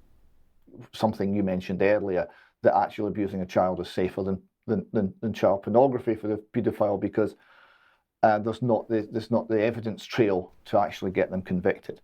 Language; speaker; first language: English; native; English